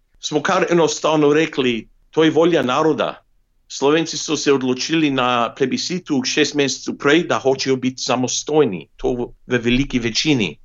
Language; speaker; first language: Slovenian; early bilingual, heritage; Slovenian